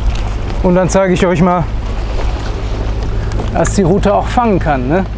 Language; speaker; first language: German; native; German